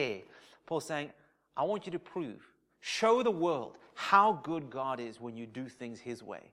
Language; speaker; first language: English; native; English